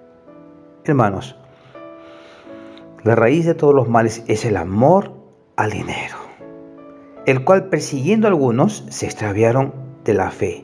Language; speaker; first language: Spanish; native; Spanish